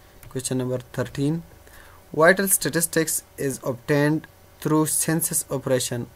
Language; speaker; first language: English; non-native, local second language; Urdu